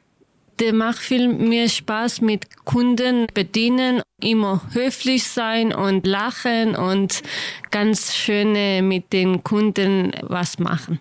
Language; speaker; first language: German; non-native, learner; Kurdish